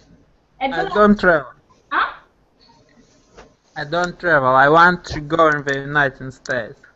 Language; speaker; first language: English; non-native, learner; Russian